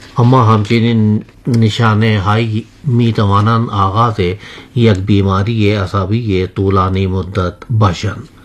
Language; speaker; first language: Persian; non-native, fluent; Urdu